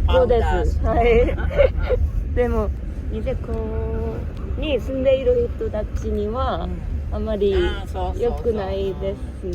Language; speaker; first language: Japanese; non-native, learner; Korean